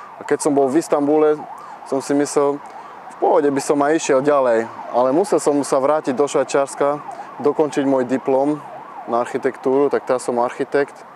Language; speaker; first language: Slovak; early bilingual, heritage; Slovak